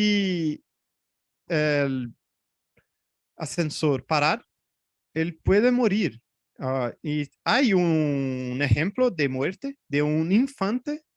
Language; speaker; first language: Spanish; non-native, fluent; Portuguese